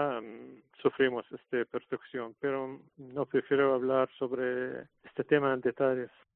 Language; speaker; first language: Spanish; non-native, learner; Arabic